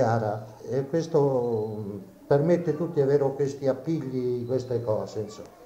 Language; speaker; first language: Italian; native; Italian